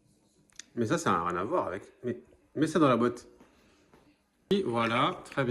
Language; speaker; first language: French; native; French